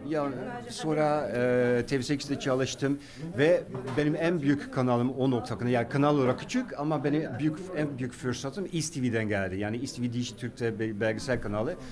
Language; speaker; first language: Turkish; non-native, fluent; Dutch